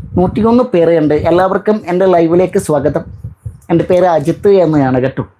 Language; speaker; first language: Malayalam; non-native, learner; Bangla